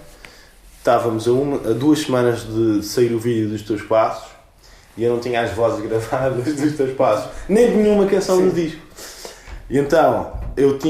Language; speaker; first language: Portuguese; native; Portuguese